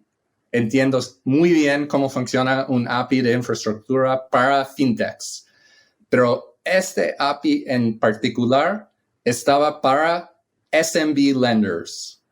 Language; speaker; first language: Spanish; non-native, fluent; English